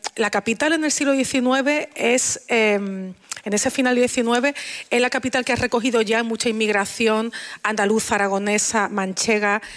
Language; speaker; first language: Spanish; native; Spanish